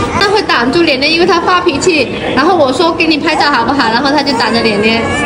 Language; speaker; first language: Chinese; native; Chinese